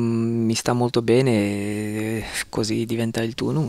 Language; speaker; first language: Italian; non-native, fluent; Dutch